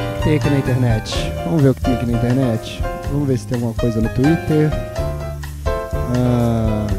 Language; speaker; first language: Portuguese; native; Portuguese